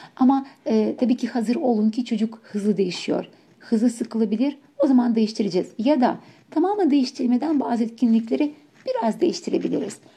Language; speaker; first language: Turkish; non-native, fluent; Ukrainian